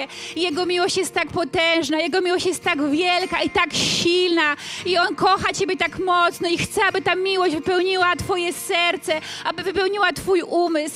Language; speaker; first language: Polish; native; Polish